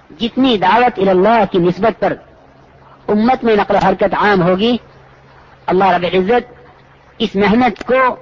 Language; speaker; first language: Urdu; native; Urdu